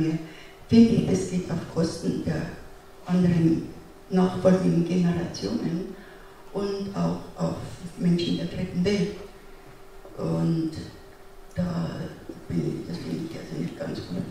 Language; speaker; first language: German; non-native, fluent; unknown